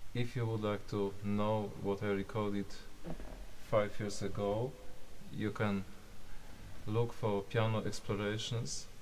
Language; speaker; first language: English; non-native, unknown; Polish